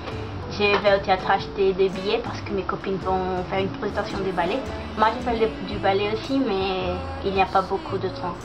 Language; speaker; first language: French; non-native, learner; Portuguese